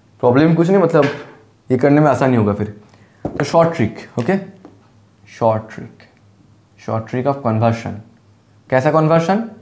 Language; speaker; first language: Hindi; non-native, local second language; Bangla